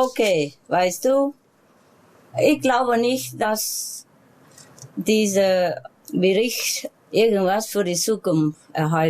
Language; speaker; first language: German; non-native, learner; Vietnamese